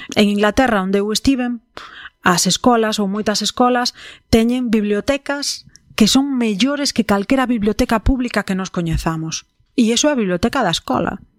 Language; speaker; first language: Galician; non-native, local second language; Spanish